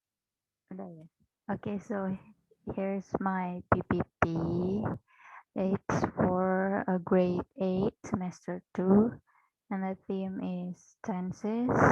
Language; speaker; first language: English; non-native, fluent; Indonesian